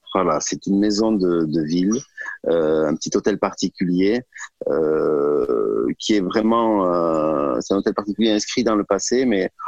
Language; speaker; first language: French; native; French